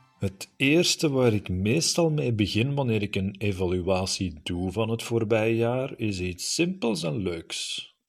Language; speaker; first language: Dutch; native; Dutch